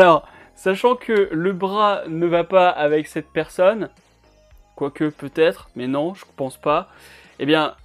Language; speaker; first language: French; native; French